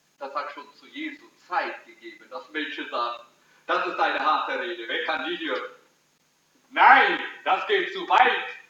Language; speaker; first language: German; early bilingual, heritage; German